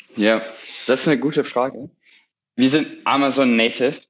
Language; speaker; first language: German; native; German